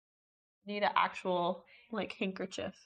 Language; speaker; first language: English; native; English